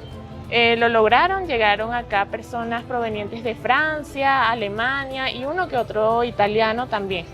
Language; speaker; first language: Spanish; native; Spanish